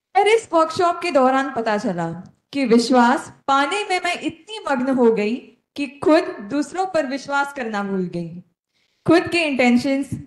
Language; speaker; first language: Hindi; non-native, local second language; Konkani